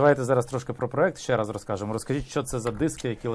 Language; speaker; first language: Ukrainian; native; Ukrainian